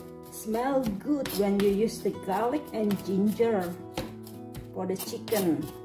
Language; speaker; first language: English; non-native, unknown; Indonesian